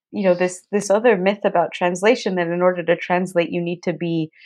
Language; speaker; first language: English; native; English